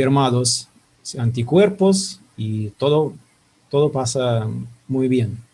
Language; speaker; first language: Spanish; non-native, fluent; Russian